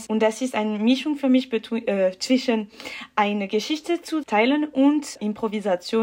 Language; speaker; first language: German; non-native, learner; French